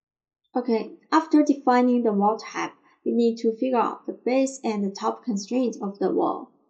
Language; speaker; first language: English; non-native, fluent; Chinese